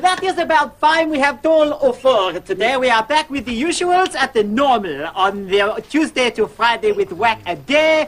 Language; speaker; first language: English; native; English